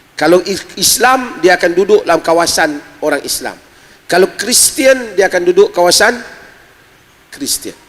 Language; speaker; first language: Malay; native; Malay